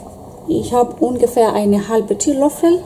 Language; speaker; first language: German; non-native, fluent; Swahili